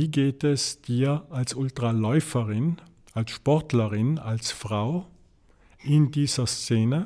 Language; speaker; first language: German; native; German